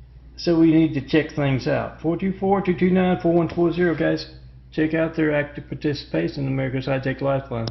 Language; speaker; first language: English; native; English